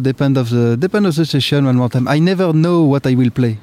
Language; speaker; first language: English; non-native, fluent; French